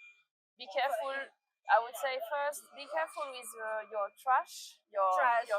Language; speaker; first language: English; non-native, learner; French